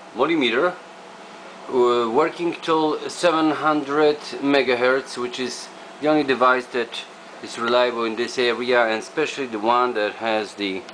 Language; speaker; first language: English; non-native, fluent; Polish